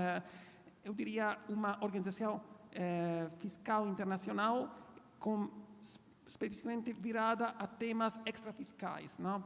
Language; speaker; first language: Portuguese; non-native, fluent; Italian